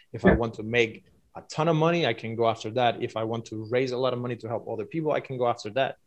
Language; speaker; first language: English; non-native, fluent; Spanish